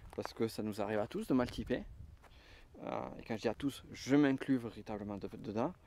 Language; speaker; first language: French; native; French